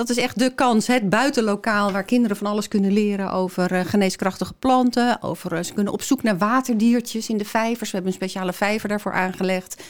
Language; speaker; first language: Dutch; native; Dutch